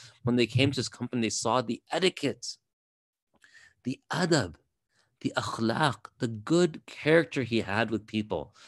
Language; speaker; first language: English; native; English